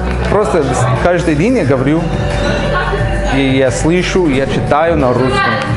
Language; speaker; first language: Russian; non-native, learner; English